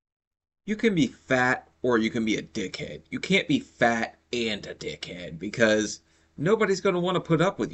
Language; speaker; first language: English; native; English